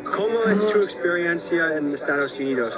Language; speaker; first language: Spanish; non-native, learner; English